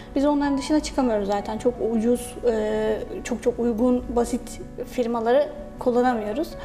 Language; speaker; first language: Turkish; native; Turkish